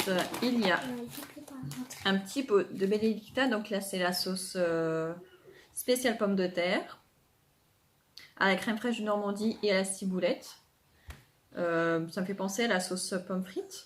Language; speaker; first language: French; native; French